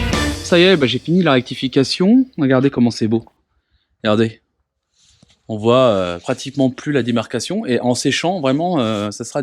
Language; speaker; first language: French; native; French